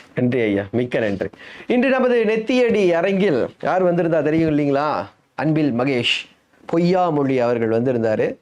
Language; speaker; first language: Tamil; native; Tamil